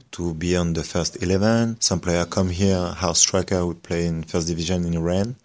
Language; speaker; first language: English; non-native, learner; French